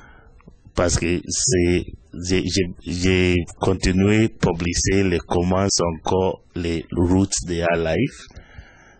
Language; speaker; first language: French; non-native, learner; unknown